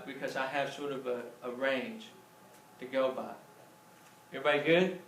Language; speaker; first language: English; native; English